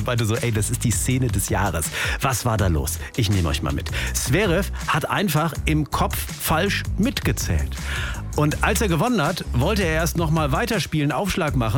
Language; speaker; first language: German; native; German